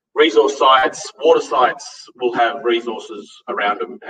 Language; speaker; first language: English; native; English